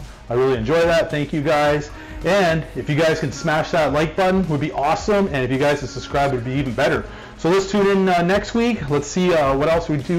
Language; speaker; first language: English; native; English